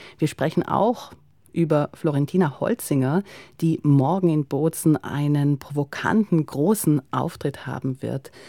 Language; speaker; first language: German; native; German